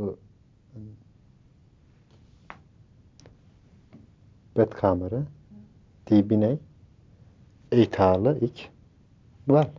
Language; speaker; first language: Dutch; non-native, learner; Turkish